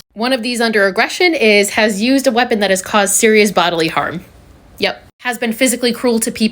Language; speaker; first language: English; native; English